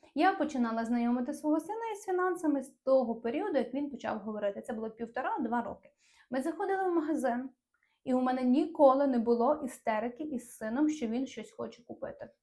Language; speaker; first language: Ukrainian; non-native, local second language; Russian